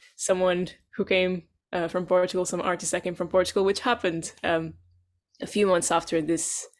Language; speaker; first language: English; non-native, fluent; Portuguese